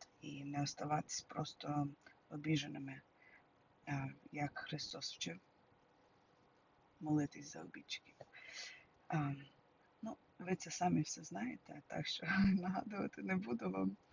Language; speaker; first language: Ukrainian; early bilingual, heritage; Ukrainian